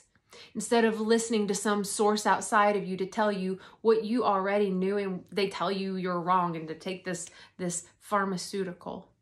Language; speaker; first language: English; native; English